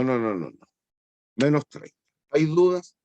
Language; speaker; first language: Spanish; native; Spanish